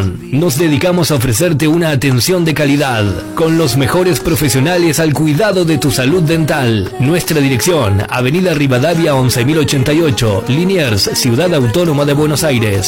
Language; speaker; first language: Spanish; native; Spanish